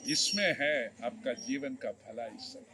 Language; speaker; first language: Hindi; non-native, local second language; Malayalam